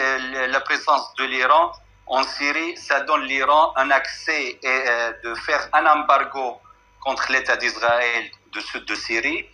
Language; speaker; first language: French; non-native, fluent; Arabic